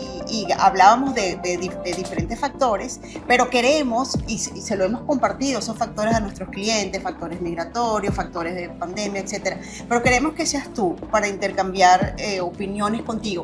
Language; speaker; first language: Spanish; native; Spanish